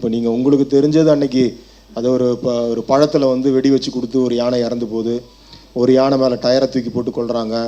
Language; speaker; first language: Tamil; native; Tamil